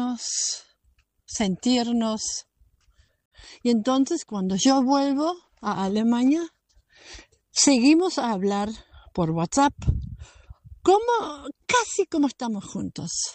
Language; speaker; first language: Spanish; non-native, fluent; German